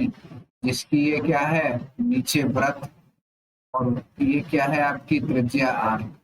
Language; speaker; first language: Hindi; native; Hindi